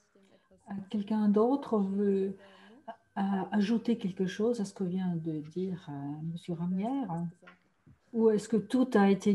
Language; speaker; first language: French; non-native, fluent; German